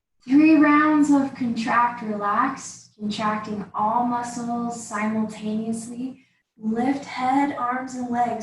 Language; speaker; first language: English; native; English